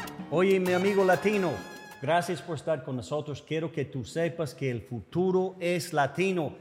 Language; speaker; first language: Spanish; non-native, fluent; English